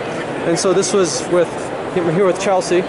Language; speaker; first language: English; native; English